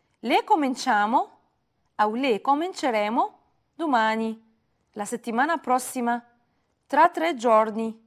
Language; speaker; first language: Italian; non-native, fluent; Arabic